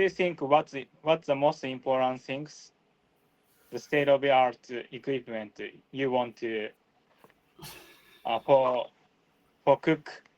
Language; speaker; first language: English; non-native, learner; Japanese